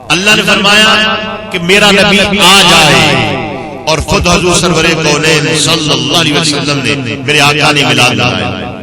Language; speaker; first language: Urdu; non-native, local second language; Punjabi